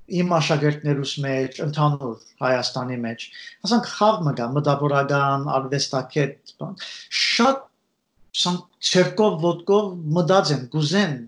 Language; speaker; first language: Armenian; early bilingual, heritage; Armenian